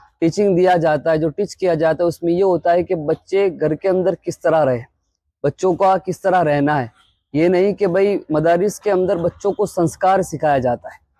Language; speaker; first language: Urdu; non-native, local second language; Gujarati